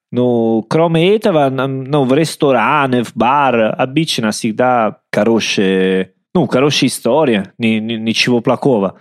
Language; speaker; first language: Russian; non-native, learner; Italian